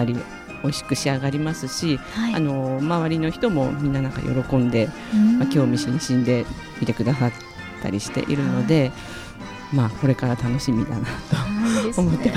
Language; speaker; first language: Japanese; native; Japanese